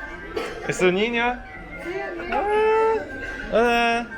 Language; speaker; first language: Spanish; non-native, learner; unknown